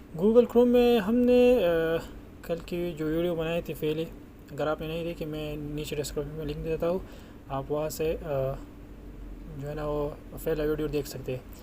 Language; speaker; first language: Urdu; non-native, local second language; Pashto